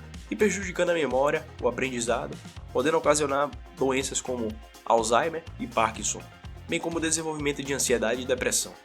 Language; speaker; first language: Portuguese; native; Portuguese